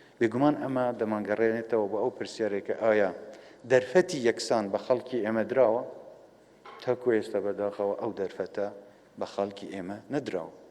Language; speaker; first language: Central Kurdish; non-native, local second language; Kurdish